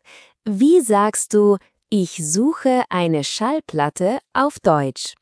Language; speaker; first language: German; non-native, fluent; Spanish